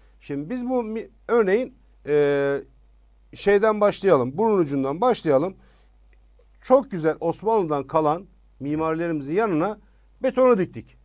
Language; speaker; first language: Turkish; native; Turkish